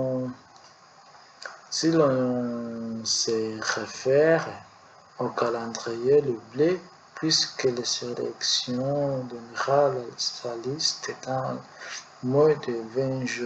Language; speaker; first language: French; non-native, learner; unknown